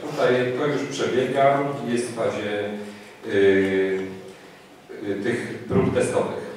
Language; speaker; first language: Polish; native; Polish